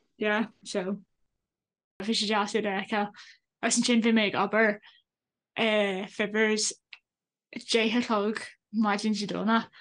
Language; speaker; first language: Irish; non-native, local second language; English